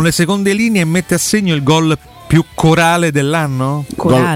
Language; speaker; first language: Italian; native; Italian